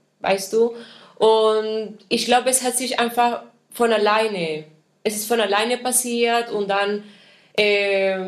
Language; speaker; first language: German; non-native, fluent; Spanish